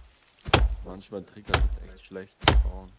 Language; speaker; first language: German; native; German